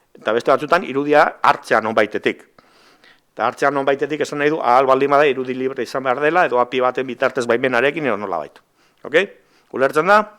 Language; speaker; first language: Basque; native; Basque